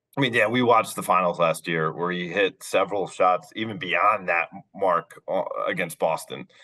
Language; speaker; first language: English; native; English